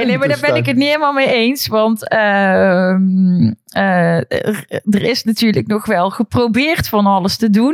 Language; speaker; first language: Dutch; native; Dutch